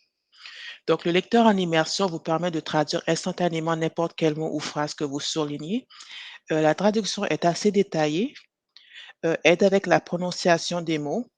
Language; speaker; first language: French; native; French